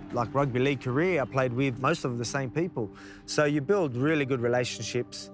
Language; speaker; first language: English; native; English